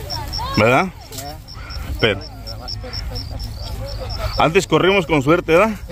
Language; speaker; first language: Spanish; native; Spanish